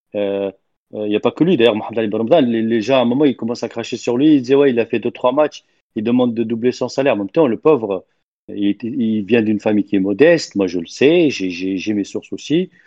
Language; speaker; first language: French; non-native, local second language; Arabic